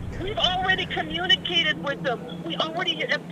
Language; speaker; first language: English; native; English